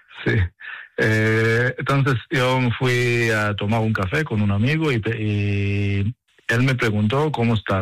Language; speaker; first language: Spanish; early bilingual, heritage; Spanish